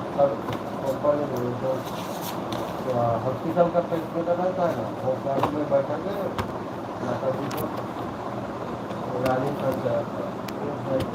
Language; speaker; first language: Hindi; non-native, local second language; Santali